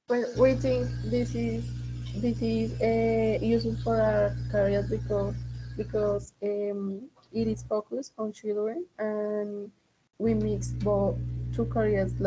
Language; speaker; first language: English; non-native, learner; Spanish